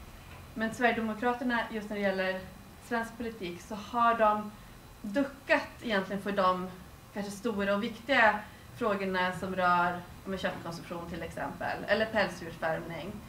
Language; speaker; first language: Swedish; native; Swedish